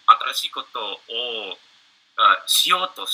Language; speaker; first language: Japanese; non-native, learner; English